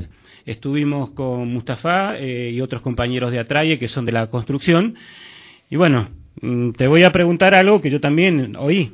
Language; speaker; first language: Spanish; native; Spanish